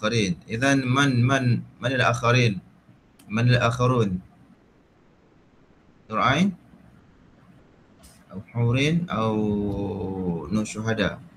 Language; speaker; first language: Arabic; non-native, fluent; Malay